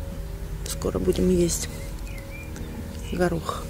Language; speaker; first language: Russian; native; Russian